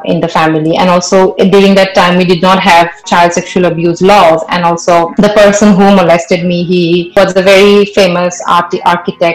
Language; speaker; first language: English; non-native, local second language; Assamese